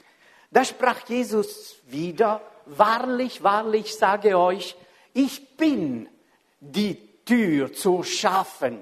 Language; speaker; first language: German; non-native, fluent; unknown